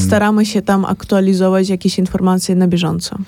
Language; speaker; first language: Polish; non-native, fluent; Ukrainian